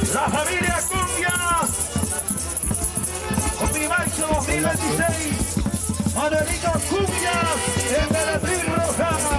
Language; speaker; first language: Spanish; native; Spanish